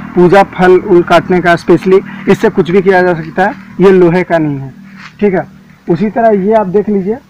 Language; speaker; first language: Hindi; native; Hindi